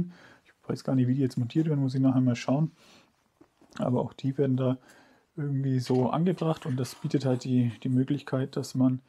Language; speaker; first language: German; native; German